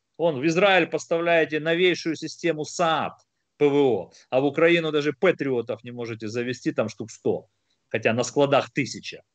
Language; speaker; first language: Russian; native; Russian